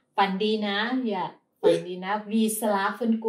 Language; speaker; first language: German; non-native, learner; Thai